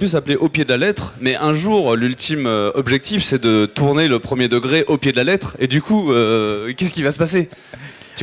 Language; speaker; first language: French; native; French